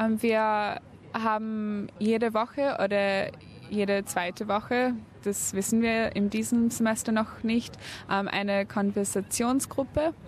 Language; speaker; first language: German; early bilingual, heritage; German